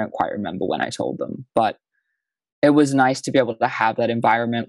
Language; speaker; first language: English; native; English